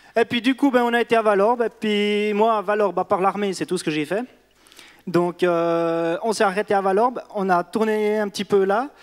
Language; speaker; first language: French; native; French